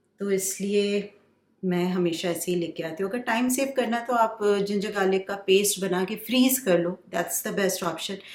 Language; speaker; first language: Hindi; native; Hindi